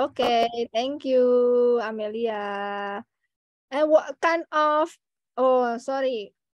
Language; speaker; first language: English; non-native, fluent; Indonesian